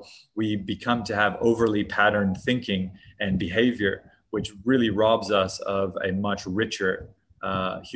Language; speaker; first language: English; native; English